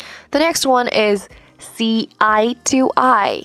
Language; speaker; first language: English; non-native, fluent; Chinese